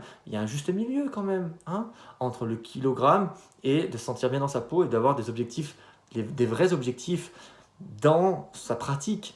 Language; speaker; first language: French; native; French